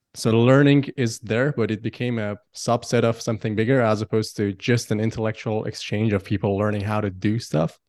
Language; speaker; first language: English; non-native, fluent; Persian